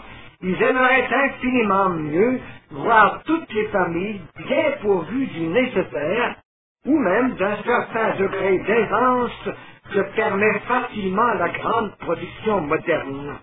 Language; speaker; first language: French; native; French